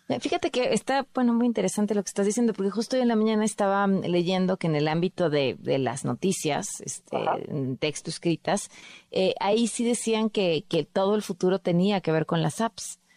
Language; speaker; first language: Spanish; native; Spanish